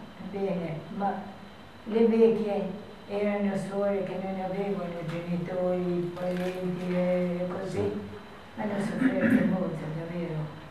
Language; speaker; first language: Italian; non-native, learner; Albanian